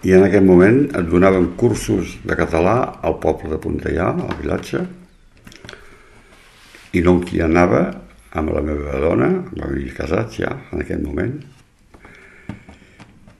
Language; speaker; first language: Catalan; native; Catalan